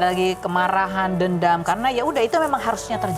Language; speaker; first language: Indonesian; native; Indonesian